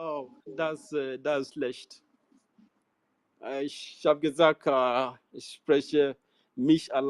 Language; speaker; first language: German; non-native, learner; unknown